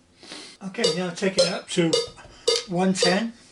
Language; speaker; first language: English; native; English